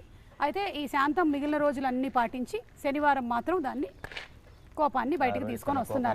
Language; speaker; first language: Telugu; native; Telugu